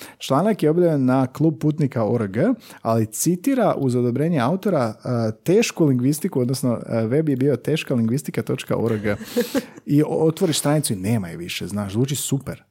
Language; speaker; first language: Croatian; native; Croatian